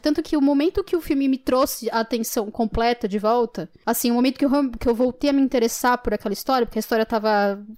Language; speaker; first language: Portuguese; native; Portuguese